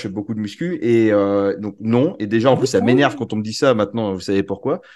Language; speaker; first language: French; native; French